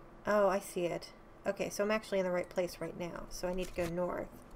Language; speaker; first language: English; native; English